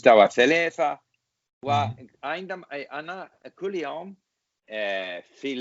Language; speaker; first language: Arabic; non-native, learner; English